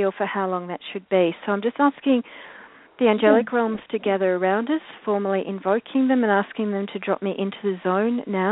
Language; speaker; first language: English; native; English